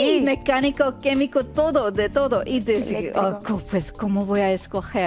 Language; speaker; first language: Spanish; early bilingual, heritage; Spanish